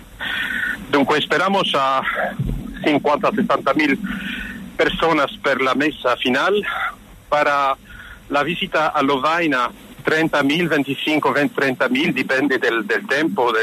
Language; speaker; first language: Spanish; non-native, fluent; French